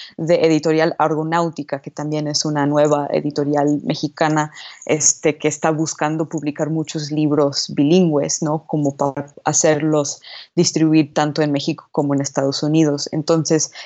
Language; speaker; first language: Spanish; non-native, fluent; English